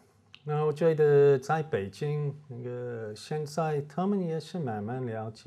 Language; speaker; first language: Chinese; non-native, fluent; English